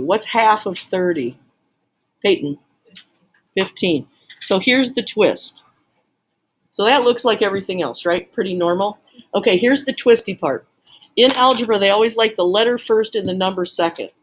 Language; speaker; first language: English; native; English